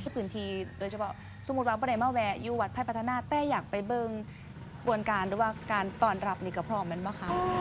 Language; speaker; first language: Thai; native; Thai